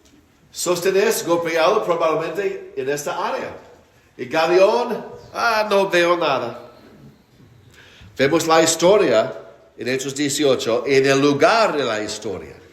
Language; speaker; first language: Spanish; non-native, fluent; English